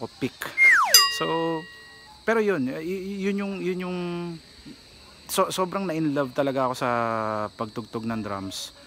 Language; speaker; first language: Filipino; native; Filipino